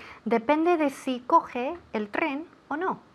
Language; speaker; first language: Spanish; non-native, fluent; English